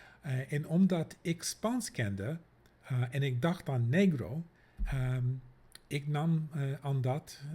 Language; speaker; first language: Dutch; non-native, fluent; English